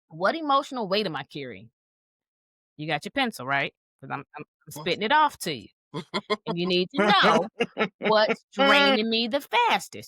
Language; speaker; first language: English; native; English